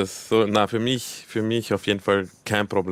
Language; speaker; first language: German; early bilingual, other home language; Croatian